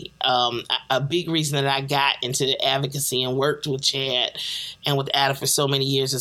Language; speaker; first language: English; native; English